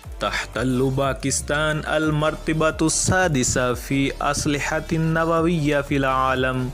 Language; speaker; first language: Arabic; non-native, learner; Urdu